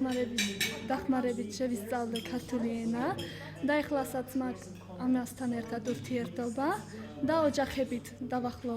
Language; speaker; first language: Georgian; non-native, local second language; Armenian